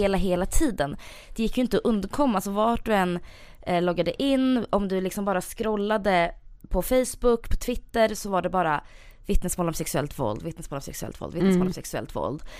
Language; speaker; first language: Swedish; early bilingual, other home language; Bosnian